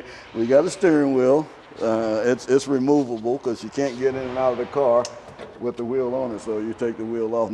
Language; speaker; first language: English; native; English